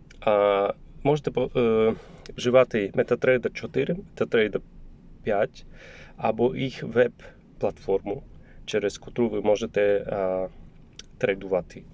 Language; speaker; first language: Ukrainian; non-native, learner; Polish